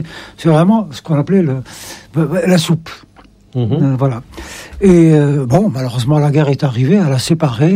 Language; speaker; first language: French; non-native, local second language; Arabic